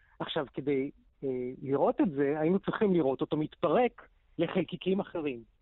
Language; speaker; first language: Hebrew; native; Hebrew